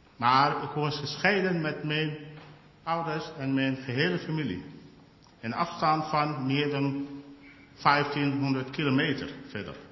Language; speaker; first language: Dutch; non-native, fluent; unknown